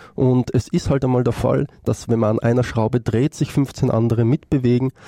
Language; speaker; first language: German; native; German